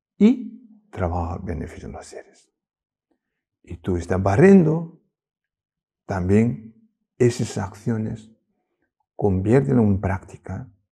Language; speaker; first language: Spanish; non-native, learner; Tibetan